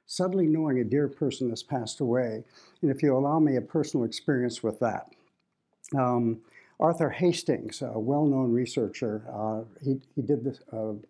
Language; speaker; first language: English; native; English